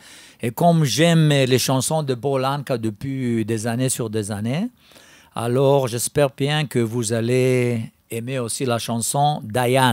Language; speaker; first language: French; non-native, fluent; Hebrew